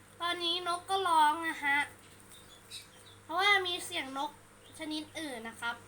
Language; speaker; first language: Thai; native; Thai